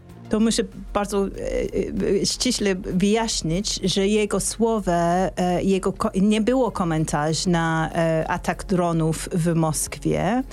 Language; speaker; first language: Polish; non-native, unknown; English